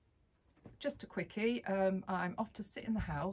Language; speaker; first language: English; native; English